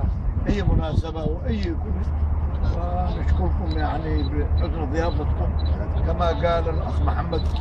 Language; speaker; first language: Arabic; non-native, local second language; Somali